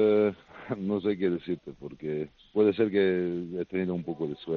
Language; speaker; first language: Spanish; non-native, fluent; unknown